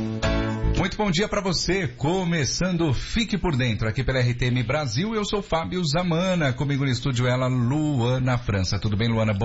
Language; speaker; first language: Portuguese; native; Portuguese